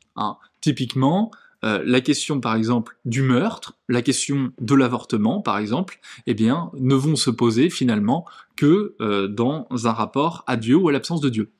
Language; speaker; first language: French; native; French